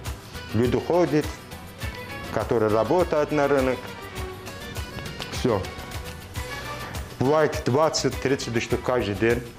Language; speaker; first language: Russian; non-native, learner; Azerbaijani